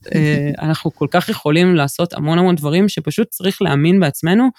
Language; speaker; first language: Hebrew; native; Hebrew